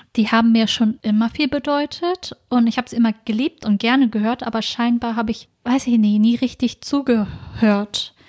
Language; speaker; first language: German; early bilingual, other home language; Vietnamese